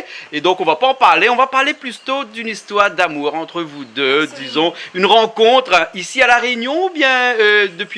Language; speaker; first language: French; native; French